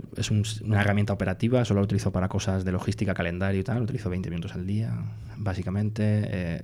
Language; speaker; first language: Spanish; native; Spanish